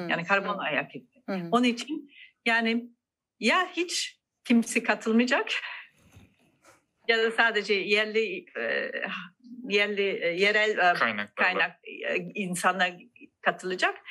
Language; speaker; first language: Turkish; non-native, fluent; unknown